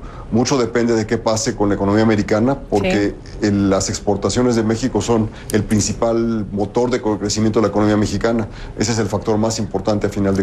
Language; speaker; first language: Spanish; native; Spanish